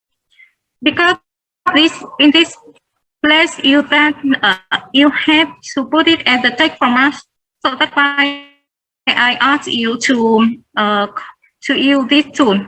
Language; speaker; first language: English; non-native, learner; Vietnamese